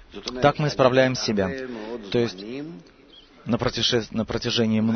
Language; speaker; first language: Russian; native; Russian